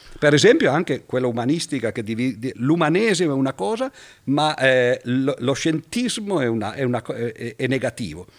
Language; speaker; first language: Italian; native; Italian